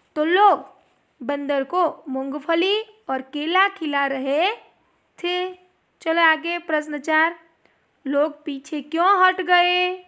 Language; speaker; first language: Hindi; non-native, local second language; Gujarati